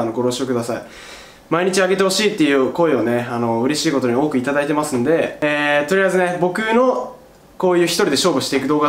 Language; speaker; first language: Japanese; native; Japanese